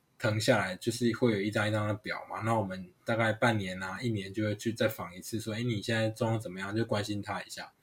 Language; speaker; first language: Chinese; non-native, local second language; Hakka Chinese